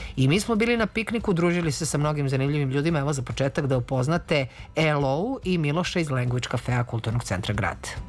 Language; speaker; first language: Serbian; native; Serbian